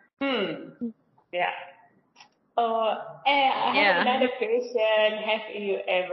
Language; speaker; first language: English; non-native, learner; Indonesian